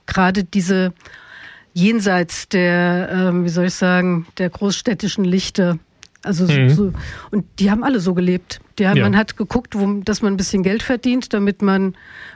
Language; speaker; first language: German; native; German